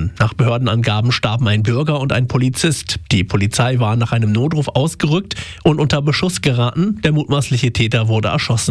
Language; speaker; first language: German; native; German